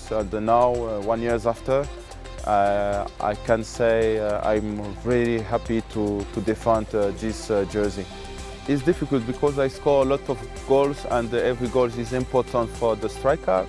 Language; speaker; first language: English; non-native, learner; French